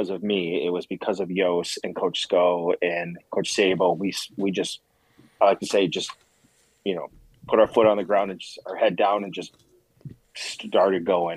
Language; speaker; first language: English; native; English